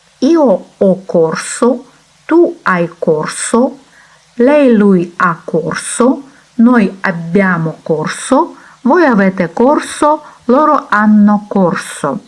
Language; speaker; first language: Italian; non-native, fluent; Ukrainian